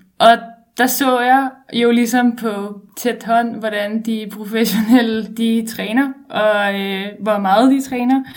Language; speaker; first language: Danish; native; Danish